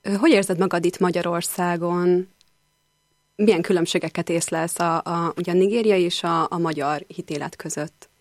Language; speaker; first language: Hungarian; native; Hungarian